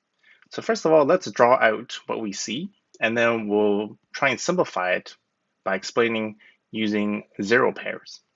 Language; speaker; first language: English; native; English